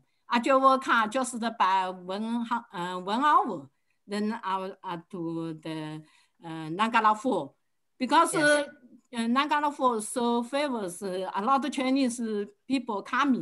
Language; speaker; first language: English; non-native, learner; Chinese